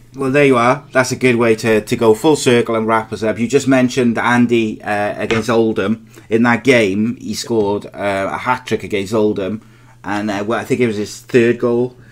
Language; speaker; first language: English; native; English